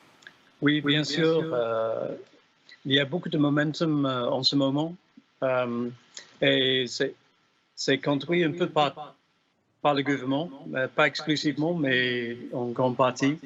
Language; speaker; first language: French; non-native, fluent; English